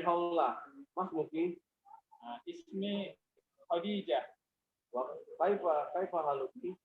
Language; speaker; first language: Arabic; non-native, learner; Indonesian